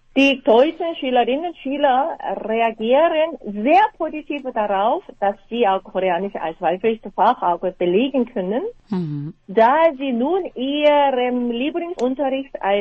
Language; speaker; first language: German; non-native, fluent; Korean